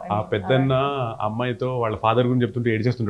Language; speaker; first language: Telugu; native; Telugu